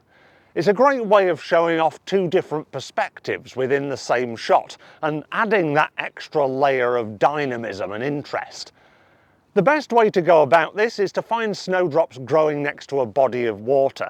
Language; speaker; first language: English; native; English